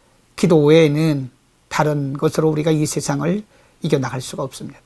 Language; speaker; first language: Korean; native; Korean